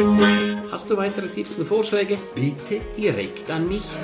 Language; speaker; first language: German; native; German